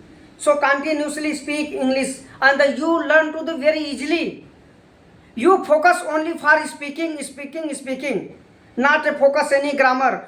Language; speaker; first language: English; non-native, learner; Hindi